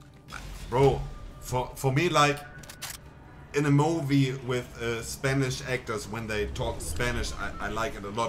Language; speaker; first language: English; non-native, fluent; German